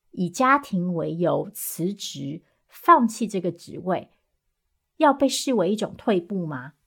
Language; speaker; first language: Chinese; native; Chinese